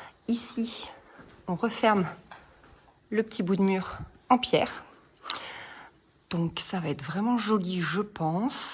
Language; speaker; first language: French; native; French